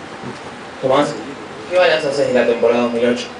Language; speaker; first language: Spanish; native; Spanish